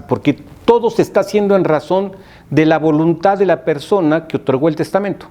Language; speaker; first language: Spanish; native; Spanish